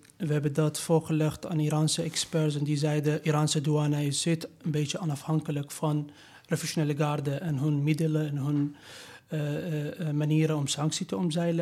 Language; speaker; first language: Dutch; non-native, fluent; Persian